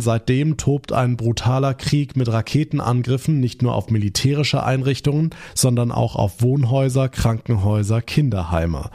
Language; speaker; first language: German; native; German